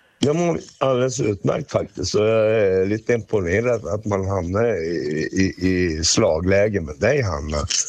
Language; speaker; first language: Swedish; native; Swedish